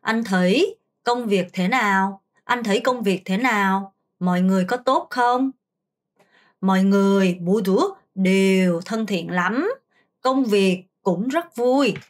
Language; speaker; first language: Vietnamese; non-native, fluent; Korean